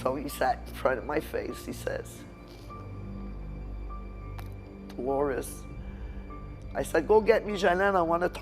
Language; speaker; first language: English; non-native, local second language; French